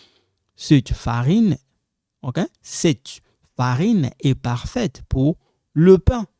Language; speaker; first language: French; non-native, local second language; Lingala